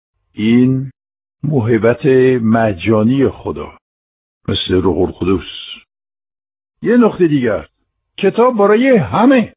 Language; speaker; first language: Persian; non-native, fluent; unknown